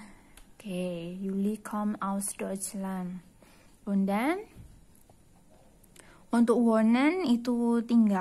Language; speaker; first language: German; non-native, fluent; Indonesian